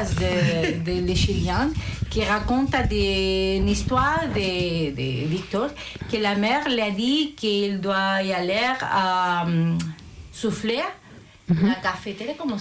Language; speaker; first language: French; non-native, learner; Spanish